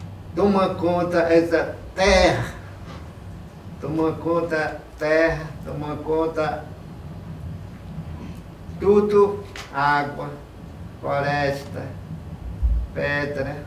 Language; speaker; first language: Portuguese; non-native, local second language; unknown